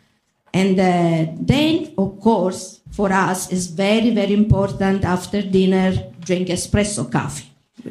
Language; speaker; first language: English; non-native, learner; Italian